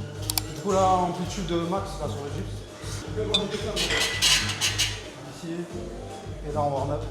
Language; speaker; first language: French; native; French